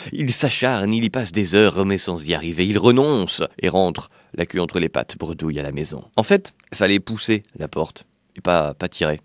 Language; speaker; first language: French; native; French